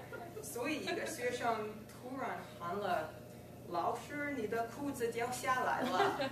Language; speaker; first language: Chinese; non-native, fluent; English